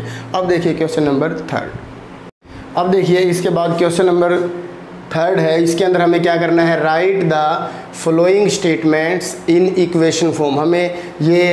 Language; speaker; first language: Hindi; native; Hindi